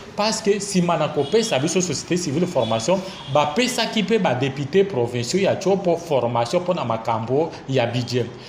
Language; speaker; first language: Lingala; native; Lingala